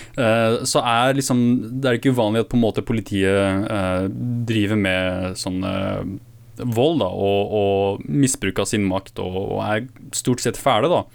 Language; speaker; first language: Norwegian; early bilingual, other home language; Kurdish